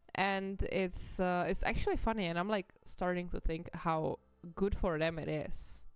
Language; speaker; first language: English; non-native, fluent; Czech